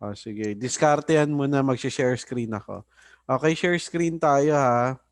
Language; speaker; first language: Filipino; native; Filipino